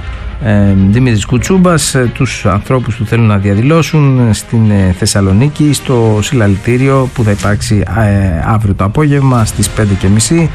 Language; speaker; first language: Greek; native; Greek